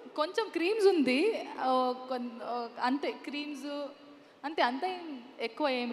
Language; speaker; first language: Telugu; non-native, learner; Kannada